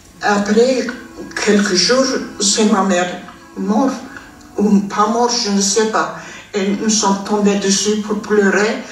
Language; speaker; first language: French; non-native, fluent; Armenian